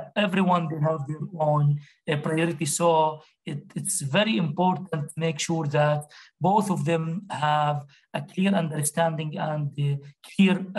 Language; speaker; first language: English; non-native, fluent; Arabic